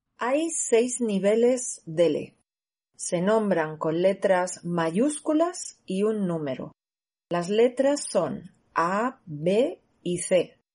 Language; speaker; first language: Spanish; native; Spanish